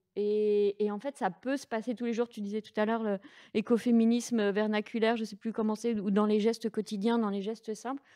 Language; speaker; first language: French; native; French